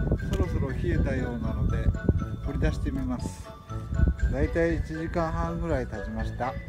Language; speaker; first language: Japanese; native; Japanese